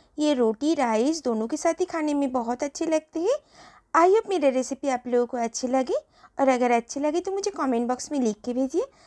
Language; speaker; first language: Hindi; non-native, local second language; Bangla